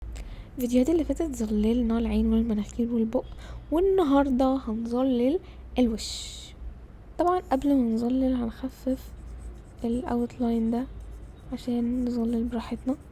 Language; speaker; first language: Arabic; native; Arabic